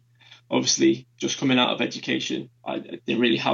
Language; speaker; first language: English; native; English